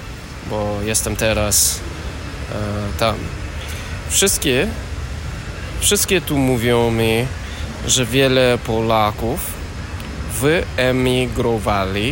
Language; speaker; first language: Polish; non-native, learner; English